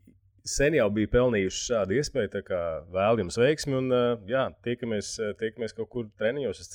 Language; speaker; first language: Latvian; native; Latvian